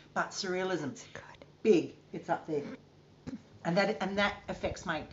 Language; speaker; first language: English; native; English